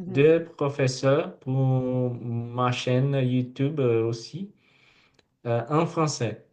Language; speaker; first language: French; non-native, learner; Portuguese